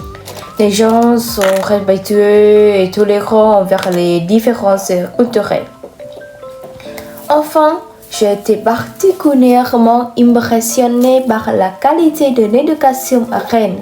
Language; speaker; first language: French; non-native, fluent; Vietnamese